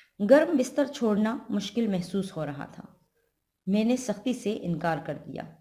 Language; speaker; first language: Urdu; non-native, local second language; Pashto